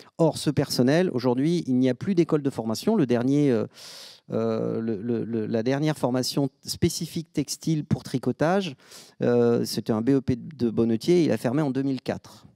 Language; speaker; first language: French; native; French